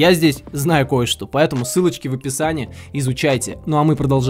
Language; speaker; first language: Russian; native; Russian